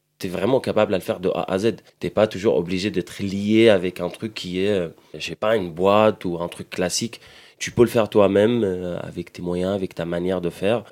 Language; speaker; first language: French; non-native, fluent; Arabic